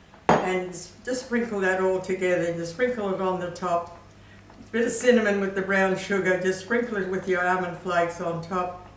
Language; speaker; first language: English; native; English